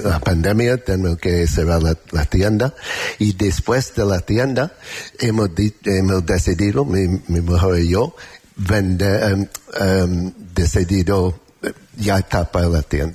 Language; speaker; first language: Spanish; non-native, learner; English